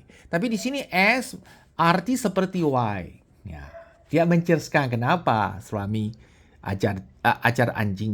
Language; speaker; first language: Indonesian; non-native, fluent; Chinese